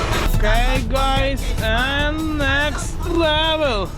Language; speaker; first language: English; non-native, learner; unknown